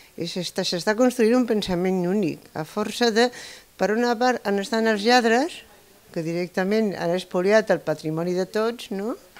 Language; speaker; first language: Catalan; non-native, local second language; Spanish